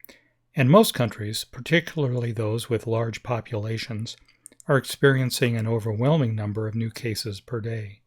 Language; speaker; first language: English; native; English